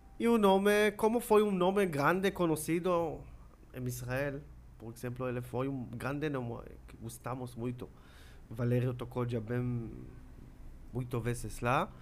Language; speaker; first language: Portuguese; non-native, learner; Hebrew